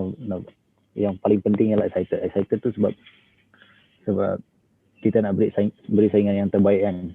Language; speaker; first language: Malay; non-native, local second language; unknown